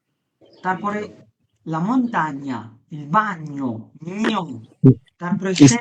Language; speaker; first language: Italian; non-native, fluent; Bangla